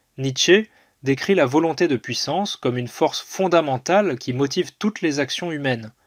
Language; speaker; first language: French; native; French